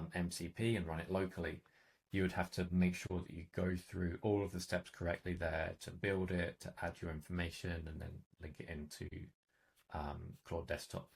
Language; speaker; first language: English; native; English